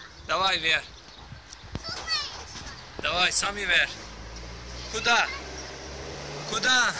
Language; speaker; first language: Russian; non-native, learner; Turkish